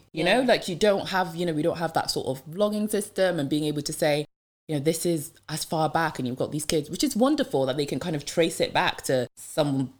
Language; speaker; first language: English; non-native, local second language; French